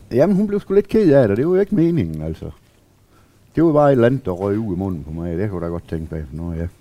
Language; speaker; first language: Danish; native; Danish